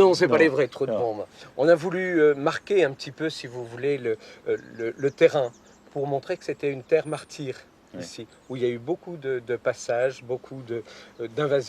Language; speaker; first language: French; native; French